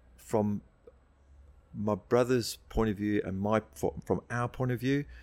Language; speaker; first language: English; native; English